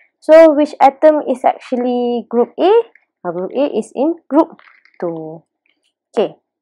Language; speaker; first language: English; non-native, local second language; Malay